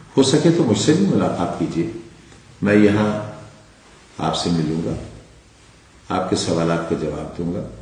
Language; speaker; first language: Urdu; native; Urdu